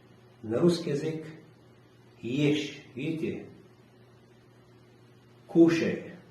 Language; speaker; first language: Russian; non-native, local second language; Chechen